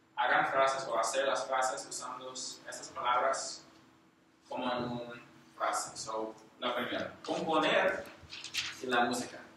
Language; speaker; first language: Spanish; non-native, learner; English